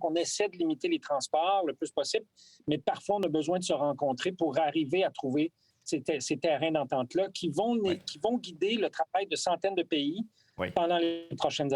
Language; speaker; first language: French; native; French